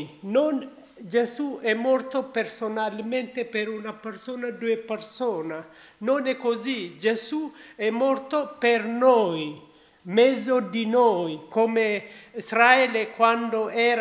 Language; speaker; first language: Italian; non-native, learner; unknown